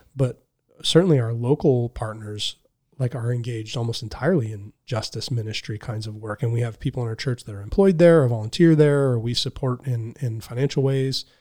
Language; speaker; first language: English; native; English